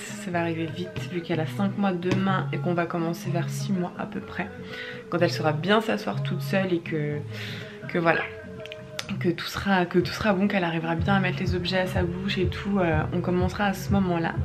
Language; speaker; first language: French; native; French